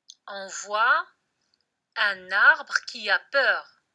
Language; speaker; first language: French; non-native, local second language; Arabic